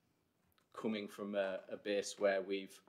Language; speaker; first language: English; native; English